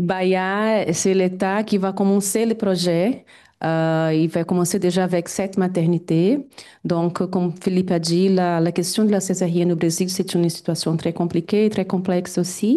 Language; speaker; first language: French; non-native, fluent; Portuguese